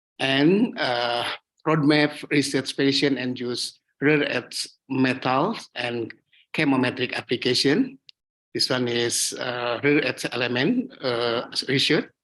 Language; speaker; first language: English; non-native, learner; Indonesian